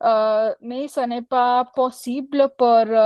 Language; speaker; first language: French; non-native, learner; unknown